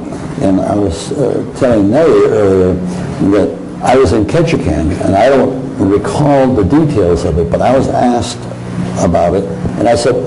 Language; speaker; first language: English; native; English